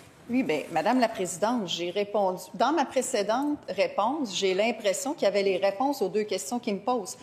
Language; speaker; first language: French; native; French